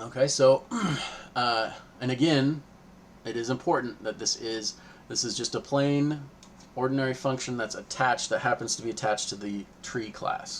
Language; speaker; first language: English; native; English